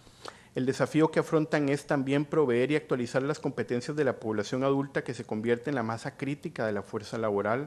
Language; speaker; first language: Spanish; native; Spanish